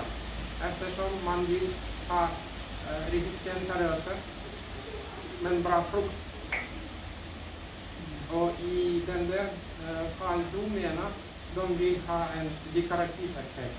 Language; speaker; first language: Swedish; non-native, learner; Russian